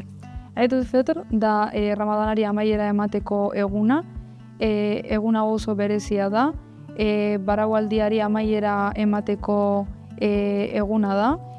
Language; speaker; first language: Basque; early bilingual, other home language; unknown